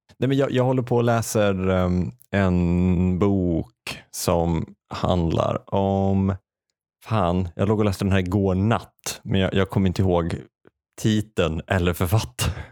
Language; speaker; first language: Swedish; native; Swedish